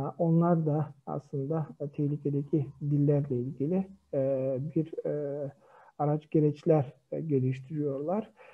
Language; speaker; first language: Turkish; non-native, fluent; Kyrgyz